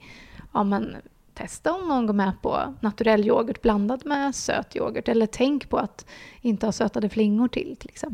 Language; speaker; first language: Swedish; native; Swedish